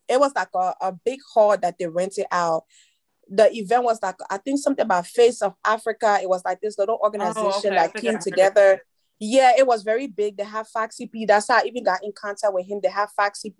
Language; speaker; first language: English; non-native, fluent; French